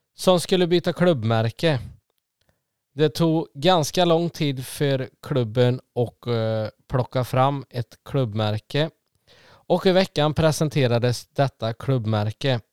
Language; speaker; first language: Swedish; native; Swedish